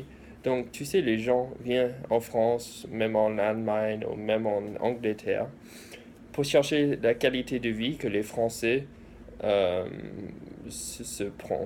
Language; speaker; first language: French; early bilingual, heritage; English